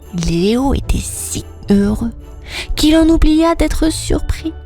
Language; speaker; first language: French; native; French